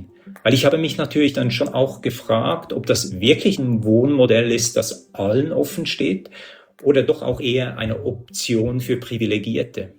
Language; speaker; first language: German; native; German